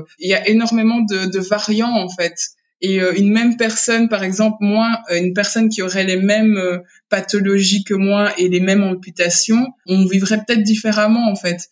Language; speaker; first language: French; early bilingual, other home language; Kinyarwanda